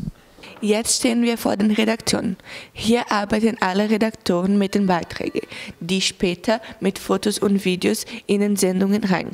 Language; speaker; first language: German; non-native, learner; Portuguese